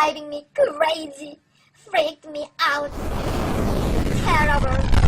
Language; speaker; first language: English; non-native, fluent; Korean